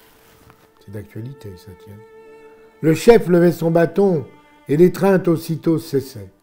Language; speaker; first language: French; native; French